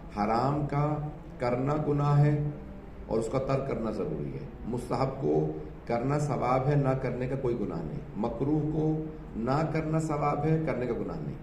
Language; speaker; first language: Urdu; native; Urdu